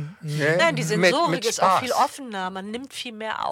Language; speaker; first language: German; native; German